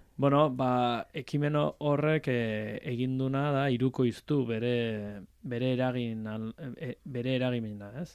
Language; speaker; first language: Basque; native; Basque